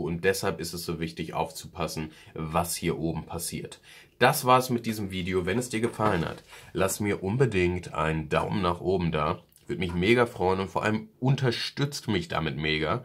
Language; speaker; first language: German; native; German